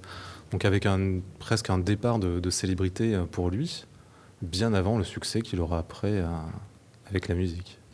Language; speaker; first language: French; native; French